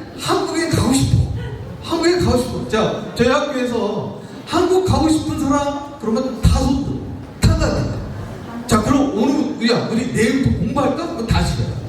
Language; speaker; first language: Korean; native; Korean